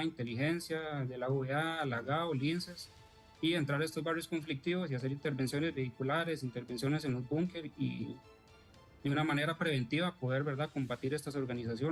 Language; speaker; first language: Spanish; native; Spanish